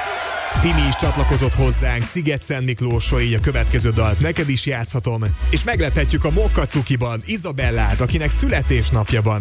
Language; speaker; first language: Hungarian; native; Hungarian